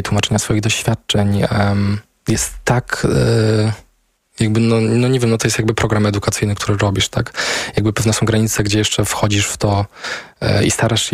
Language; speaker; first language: Polish; native; Polish